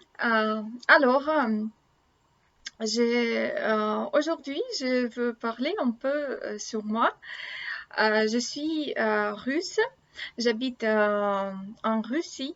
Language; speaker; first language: French; non-native, learner; Russian